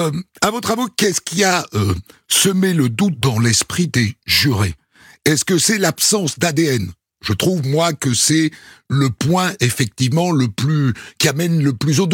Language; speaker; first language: French; native; French